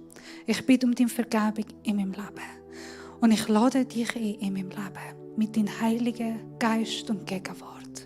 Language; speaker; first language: German; non-native, fluent; Persian